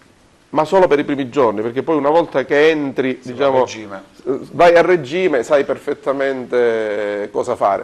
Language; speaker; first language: Italian; native; Italian